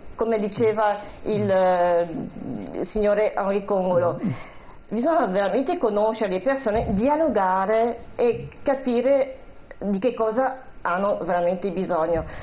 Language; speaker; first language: Italian; non-native, fluent; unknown